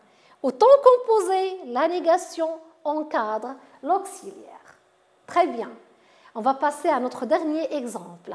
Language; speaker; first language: French; non-native, local second language; Arabic